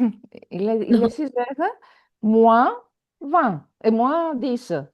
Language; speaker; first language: French; non-native, fluent; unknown